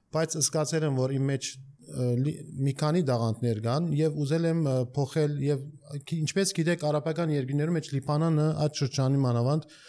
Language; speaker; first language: Armenian; early bilingual, heritage; Armenian